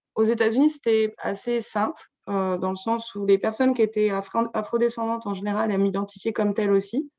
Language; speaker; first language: French; native; French